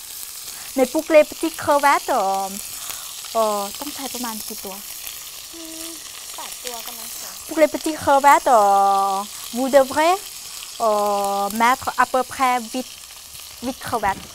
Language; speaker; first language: French; non-native, fluent; Thai